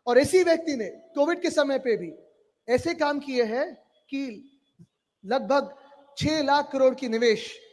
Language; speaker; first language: Hindi; non-native, local second language; Marathi